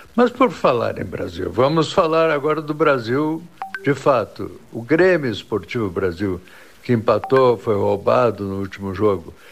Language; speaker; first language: Portuguese; native; Portuguese